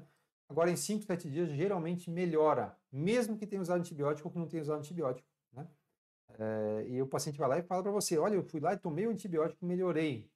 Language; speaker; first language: Portuguese; native; Portuguese